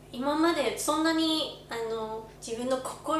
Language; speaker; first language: Japanese; non-native, fluent; English